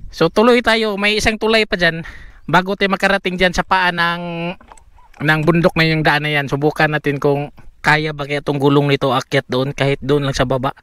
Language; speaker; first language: Filipino; non-native, local second language; Cebuano